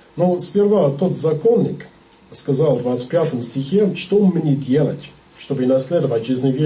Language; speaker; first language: Russian; non-native, learner; English